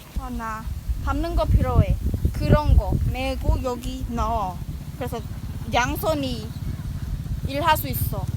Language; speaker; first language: Korean; non-native, learner; Khmer